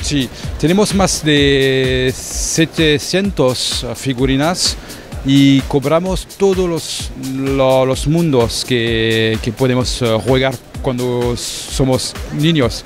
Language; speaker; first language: Spanish; non-native, fluent; French